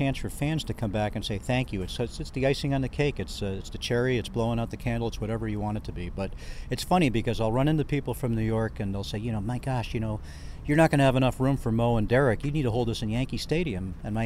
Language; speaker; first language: English; native; English